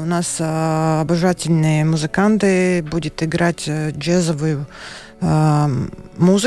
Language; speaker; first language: Russian; non-native, local second language; Latvian